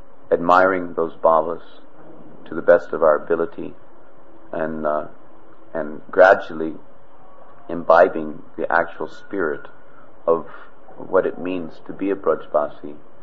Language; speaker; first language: English; native; English